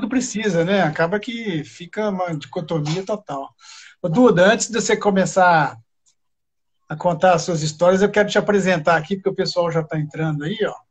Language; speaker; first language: Portuguese; native; Portuguese